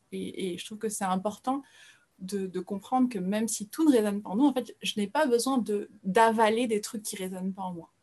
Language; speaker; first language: French; early bilingual, other home language; Portuguese